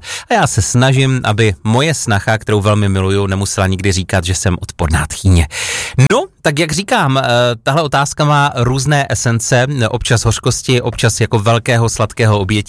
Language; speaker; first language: Czech; native; Czech